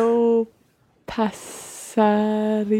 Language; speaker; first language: Spanish; non-native, learner; English